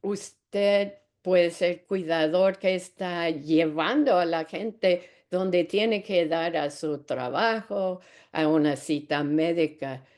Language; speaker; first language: Spanish; non-native, fluent; English